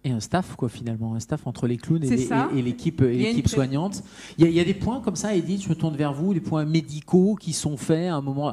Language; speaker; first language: French; native; French